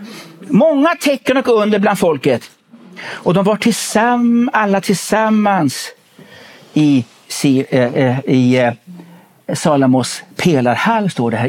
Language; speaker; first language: Swedish; native; Swedish